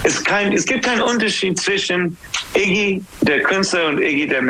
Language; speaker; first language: German; non-native, learner; English